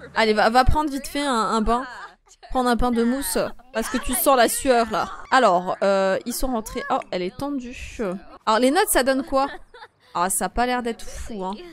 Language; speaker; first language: French; native; French